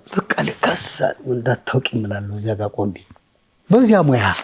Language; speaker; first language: Amharic; native; Amharic